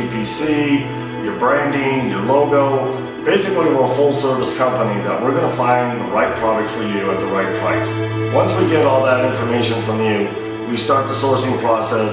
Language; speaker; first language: English; native; English